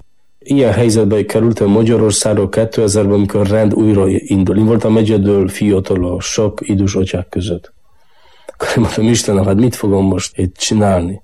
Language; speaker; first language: Hungarian; non-native, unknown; Polish